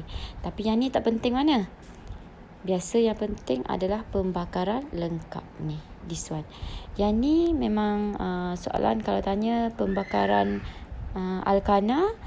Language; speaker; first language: Malay; native; Malay